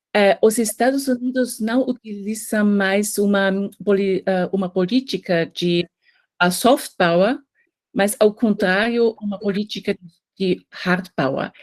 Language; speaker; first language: Portuguese; non-native, fluent; German